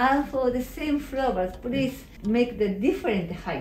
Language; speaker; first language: English; non-native, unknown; Japanese